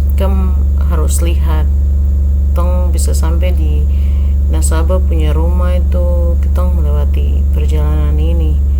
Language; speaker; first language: Indonesian; native; Indonesian